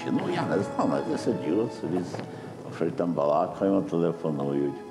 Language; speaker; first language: Ukrainian; early bilingual, heritage; Ukrainian